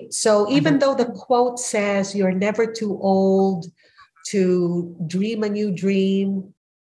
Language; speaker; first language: English; non-native, local second language; Filipino